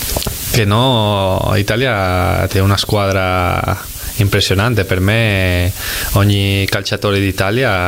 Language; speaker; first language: Italian; non-native, fluent; Spanish